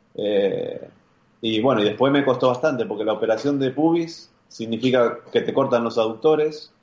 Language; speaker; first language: Spanish; native; Spanish